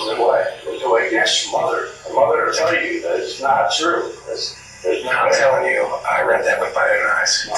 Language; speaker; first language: English; native; English